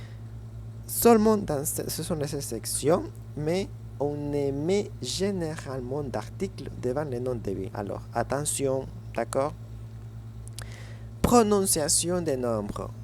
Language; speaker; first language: French; non-native, fluent; Spanish